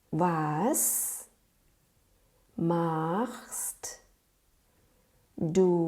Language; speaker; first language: German; non-native, fluent; Thai